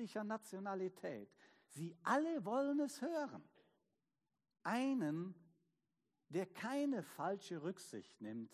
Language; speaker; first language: German; native; German